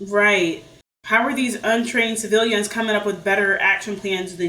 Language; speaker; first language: English; native; English